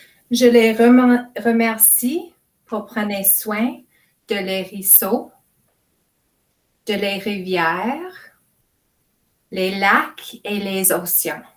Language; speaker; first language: French; non-native, fluent; English